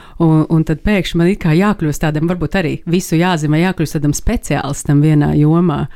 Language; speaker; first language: Latvian; native; Latvian